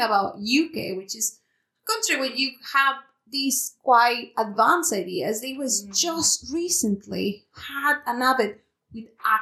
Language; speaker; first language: English; non-native, fluent; Spanish